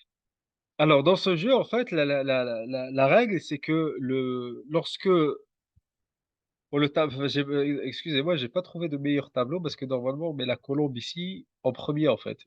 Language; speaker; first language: French; native; French